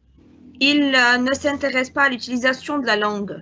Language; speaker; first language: French; non-native, fluent; Arabic